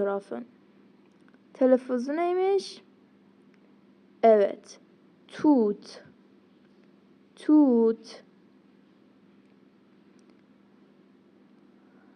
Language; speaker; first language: Turkish; non-native, fluent; Persian